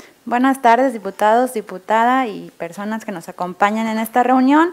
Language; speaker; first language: Spanish; native; Spanish